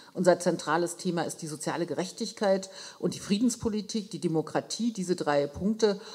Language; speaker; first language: German; native; German